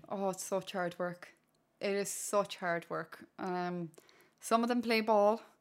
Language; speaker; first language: English; non-native, local second language; Irish